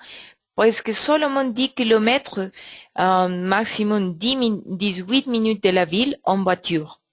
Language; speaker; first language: French; non-native, learner; Spanish